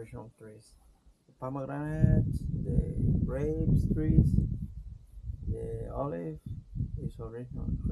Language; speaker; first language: English; non-native, learner; Spanish